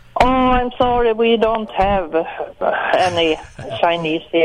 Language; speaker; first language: English; non-native, learner; Swedish